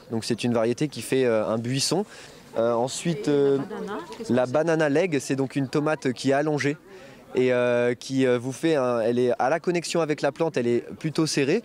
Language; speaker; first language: French; native; French